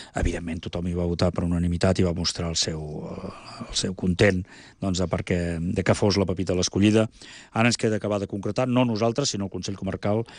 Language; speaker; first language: Catalan; native; Catalan